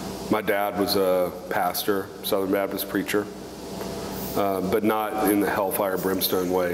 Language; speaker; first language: English; native; English